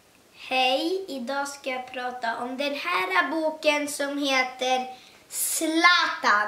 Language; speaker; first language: Swedish; early bilingual, other home language; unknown